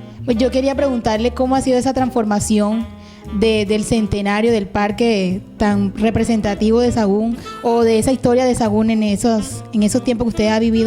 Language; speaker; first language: Spanish; native; Spanish